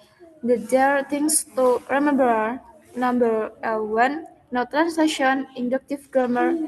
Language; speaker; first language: English; non-native, learner; Indonesian